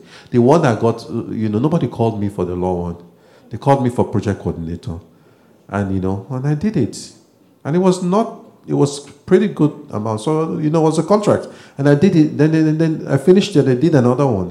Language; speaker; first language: English; non-native, local second language; Yoruba